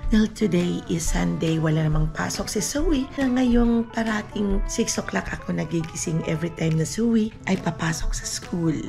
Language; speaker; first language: Filipino; non-native, local second language; Cebuano